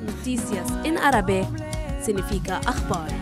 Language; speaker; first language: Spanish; non-native, fluent; Arabic